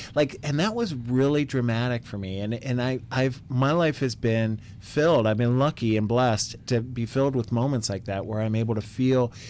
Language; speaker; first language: English; native; English